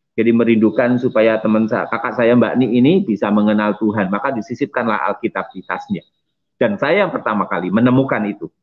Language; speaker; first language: Indonesian; non-native, local second language; Javanese